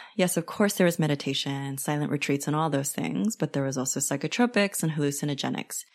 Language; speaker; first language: English; native; English